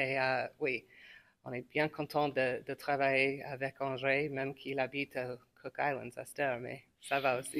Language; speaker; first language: French; non-native, local second language; English